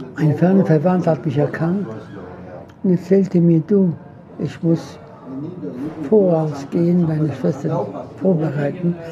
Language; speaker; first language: German; non-native, fluent; Polish